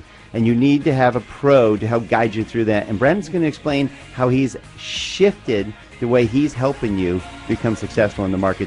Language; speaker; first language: English; native; English